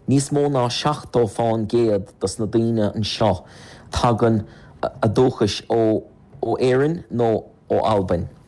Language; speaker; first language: Irish; native; Irish